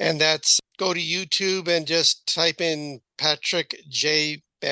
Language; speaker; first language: English; native; English